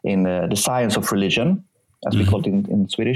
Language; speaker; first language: English; non-native, fluent; Swedish